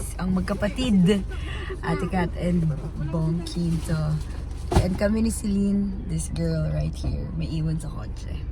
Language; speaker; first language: Filipino; native; Filipino